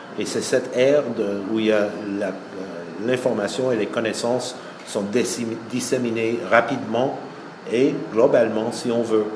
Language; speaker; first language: French; non-native, fluent; English